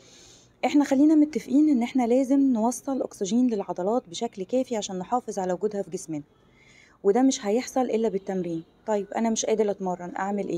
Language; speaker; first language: Arabic; native; Arabic